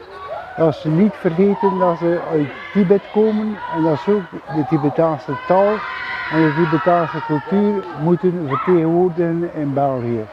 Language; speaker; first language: Dutch; non-native, fluent; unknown